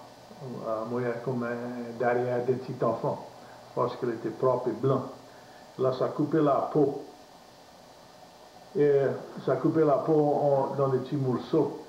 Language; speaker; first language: French; native; French